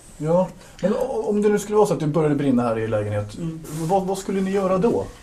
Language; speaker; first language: Swedish; native; Swedish